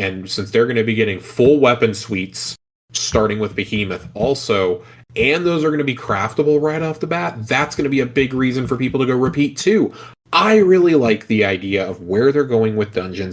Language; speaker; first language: English; native; English